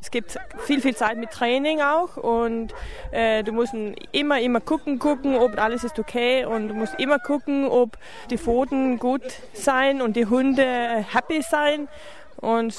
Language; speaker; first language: German; non-native, learner; Swedish